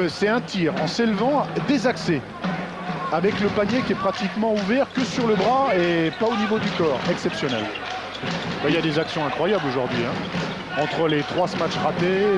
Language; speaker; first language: French; native; French